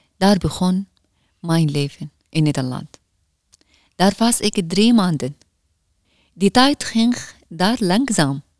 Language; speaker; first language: Dutch; non-native, learner; Arabic